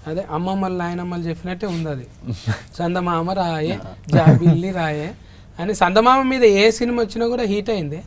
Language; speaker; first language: Telugu; native; Telugu